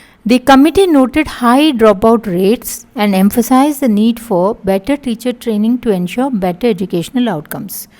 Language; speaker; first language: English; non-native, local second language; Telugu